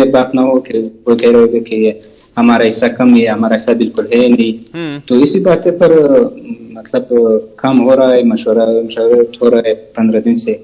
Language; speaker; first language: Urdu; non-native, fluent; Pashto